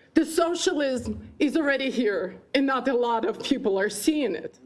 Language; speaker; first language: English; non-native, fluent; Ukrainian